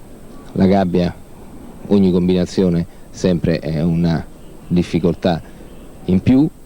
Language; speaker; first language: Italian; native; Italian